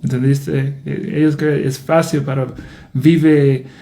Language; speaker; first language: Spanish; non-native, learner; English